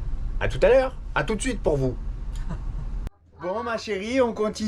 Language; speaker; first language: French; native; French